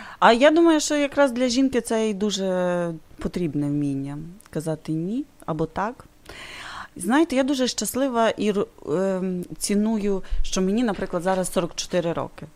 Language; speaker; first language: Ukrainian; native; Ukrainian